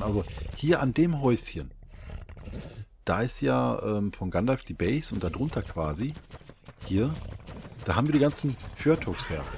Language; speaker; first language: German; native; German